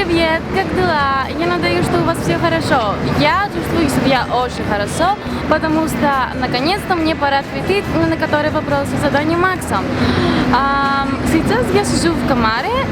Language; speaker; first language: Russian; non-native, fluent; Greek